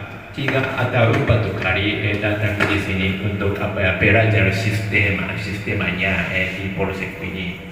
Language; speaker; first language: Indonesian; non-native, learner; Japanese